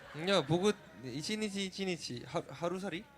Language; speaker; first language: Japanese; non-native, fluent; Korean